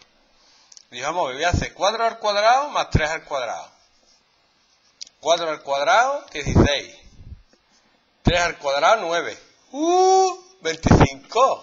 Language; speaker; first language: Spanish; native; Spanish